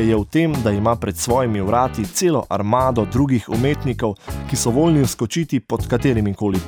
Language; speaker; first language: Slovenian; native; Slovenian